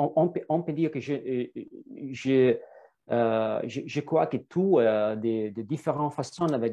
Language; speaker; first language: French; non-native, fluent; Italian